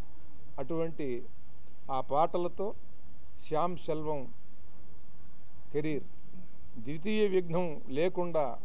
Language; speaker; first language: Telugu; native; Telugu